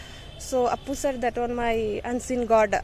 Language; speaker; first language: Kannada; non-native, local second language; Bangla